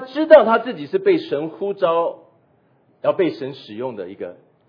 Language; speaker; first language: Chinese; native; Chinese